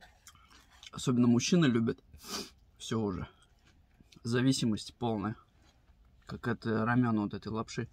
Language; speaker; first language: Russian; native; Russian